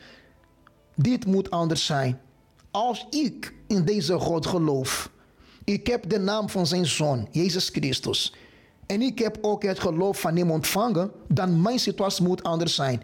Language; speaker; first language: Dutch; non-native, fluent; Portuguese